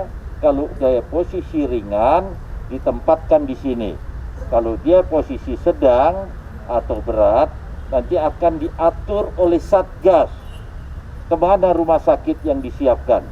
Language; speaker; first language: Indonesian; native; Indonesian